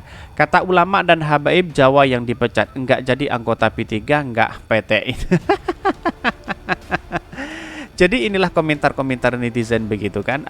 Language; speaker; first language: Indonesian; native; Indonesian